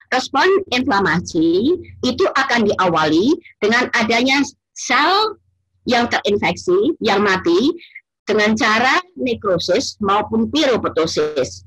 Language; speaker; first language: Indonesian; native; Indonesian